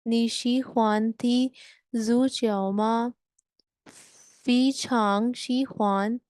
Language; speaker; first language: Chinese; non-native, learner; Urdu